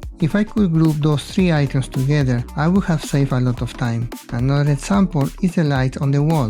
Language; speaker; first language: English; non-native, fluent; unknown